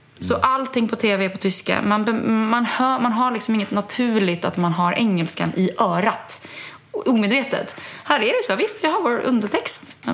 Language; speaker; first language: Swedish; early bilingual, other home language; German